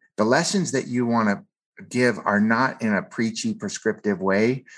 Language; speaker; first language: English; native; English